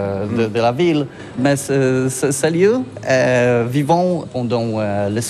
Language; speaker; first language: French; non-native, learner; Polish